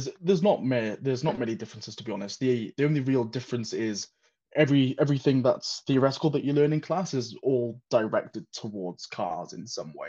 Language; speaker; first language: English; native; English